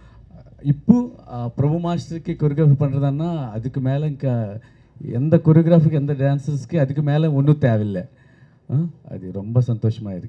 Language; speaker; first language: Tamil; non-native, learner; Telugu